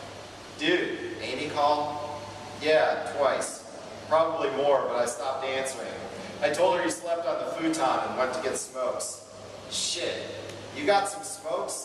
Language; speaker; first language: English; native; English